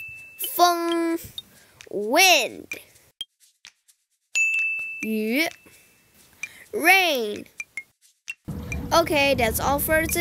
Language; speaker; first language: English; non-native, fluent; Indonesian